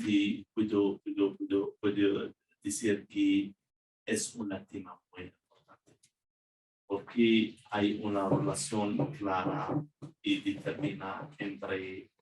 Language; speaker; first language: Spanish; non-native, fluent; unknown